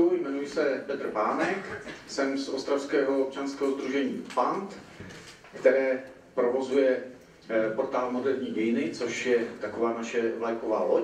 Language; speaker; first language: Czech; native; Czech